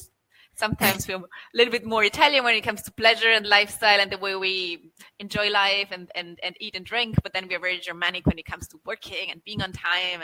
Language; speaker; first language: English; non-native, fluent; German